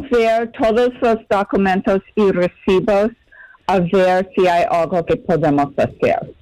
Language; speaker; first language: Spanish; non-native, fluent; English